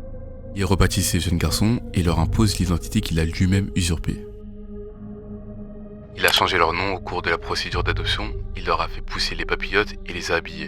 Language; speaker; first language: French; native; French